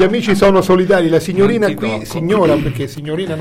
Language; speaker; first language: Italian; native; Italian